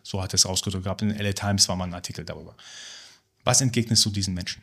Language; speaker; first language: German; early bilingual, other home language; Persian